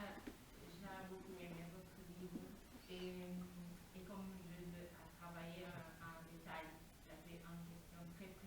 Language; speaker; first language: French; non-native, learner; Portuguese